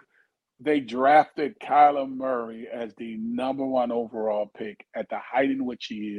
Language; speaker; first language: English; native; English